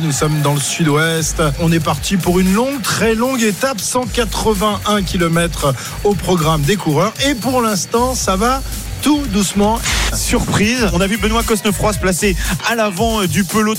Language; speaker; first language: French; native; French